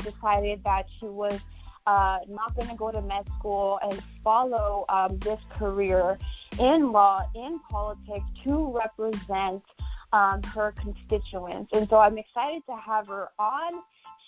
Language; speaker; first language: English; native; English